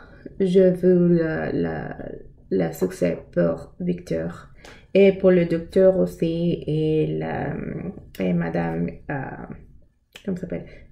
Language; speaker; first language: French; non-native, learner; English